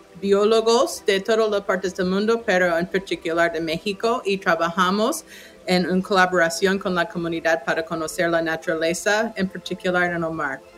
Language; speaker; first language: Spanish; non-native, fluent; English